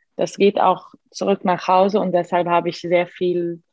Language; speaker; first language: German; non-native, fluent; Arabic